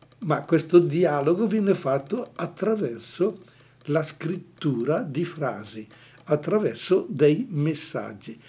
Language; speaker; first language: Italian; native; Italian